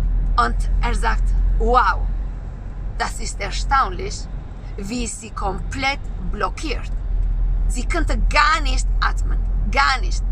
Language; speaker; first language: German; non-native, learner; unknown